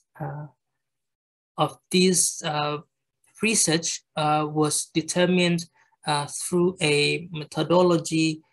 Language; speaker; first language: English; non-native, fluent; Indonesian